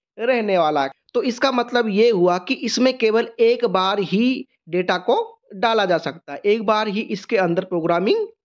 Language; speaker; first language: Hindi; native; Hindi